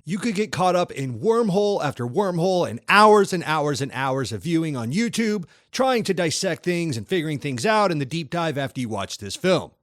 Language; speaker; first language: English; native; English